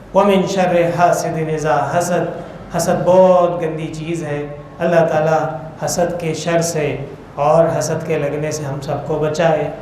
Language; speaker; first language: Urdu; non-native, local second language; Pashto